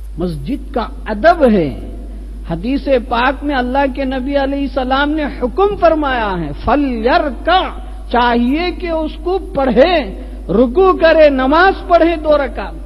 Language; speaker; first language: Urdu; native; Urdu